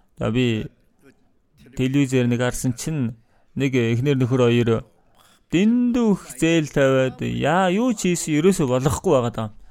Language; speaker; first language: Mongolian; non-native, fluent; Korean